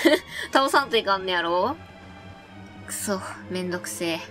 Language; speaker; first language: Japanese; native; Japanese